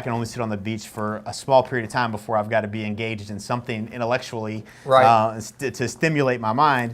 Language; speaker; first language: English; native; English